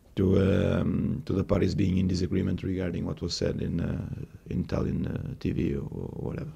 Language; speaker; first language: English; non-native, fluent; Portuguese